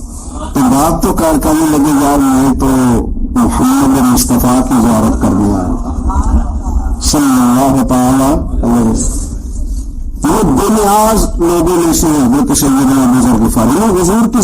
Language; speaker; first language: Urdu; non-native, local second language; Punjabi